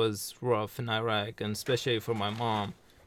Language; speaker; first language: English; early bilingual, other home language; Arabic